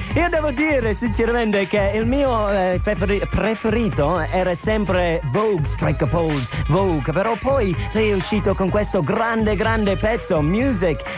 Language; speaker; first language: Italian; non-native, fluent; English